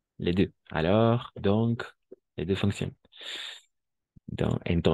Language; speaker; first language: French; non-native, fluent; Spanish